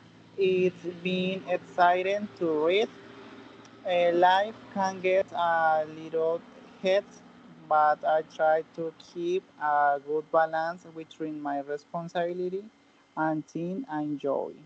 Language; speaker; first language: English; non-native, learner; Spanish